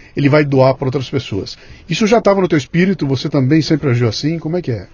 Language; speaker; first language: Portuguese; native; Portuguese